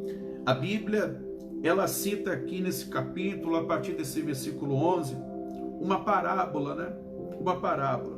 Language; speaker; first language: Portuguese; native; Portuguese